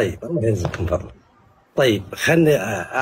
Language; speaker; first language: Arabic; native; Arabic